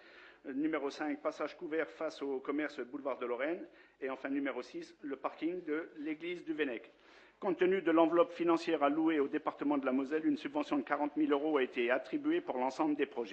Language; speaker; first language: French; native; French